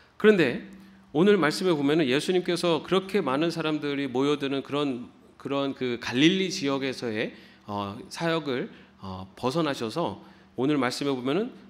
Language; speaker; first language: Korean; native; Korean